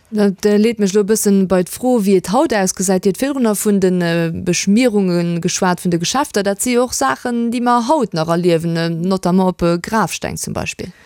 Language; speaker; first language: Luxembourgish; native; Luxembourgish